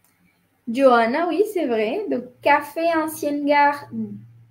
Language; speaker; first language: French; non-native, fluent; Spanish